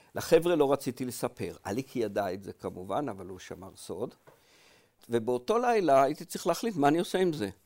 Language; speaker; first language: Hebrew; native; Hebrew